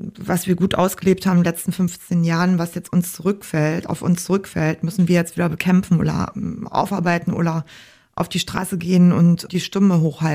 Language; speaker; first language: German; native; German